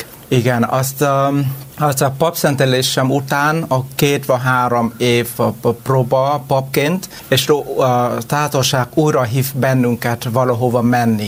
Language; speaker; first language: Hungarian; non-native, learner; Vietnamese